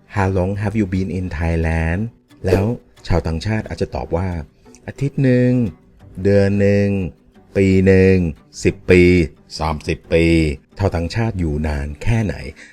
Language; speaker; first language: Thai; non-native, fluent; English